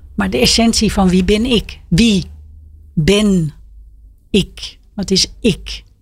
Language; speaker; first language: Dutch; non-native, fluent; Persian